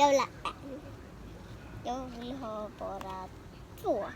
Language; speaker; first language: Swedish; early bilingual, other home language; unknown